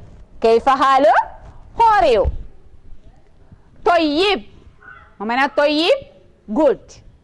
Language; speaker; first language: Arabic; non-native, fluent; Malayalam